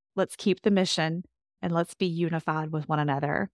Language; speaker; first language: English; native; English